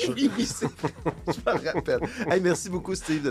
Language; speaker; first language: French; native; French